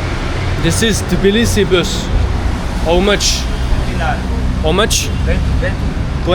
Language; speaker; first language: English; non-native, learner; French